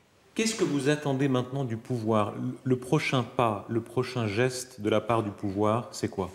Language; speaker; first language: French; native; French